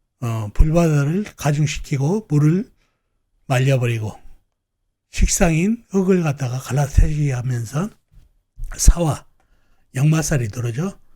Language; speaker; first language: Korean; native; Korean